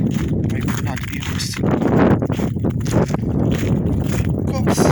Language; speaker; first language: English; non-native, learner; Ukrainian